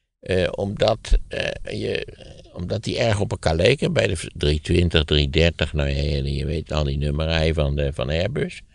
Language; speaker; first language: Dutch; native; Dutch